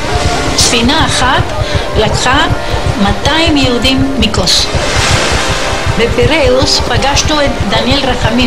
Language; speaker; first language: Hebrew; non-native, fluent; Ladino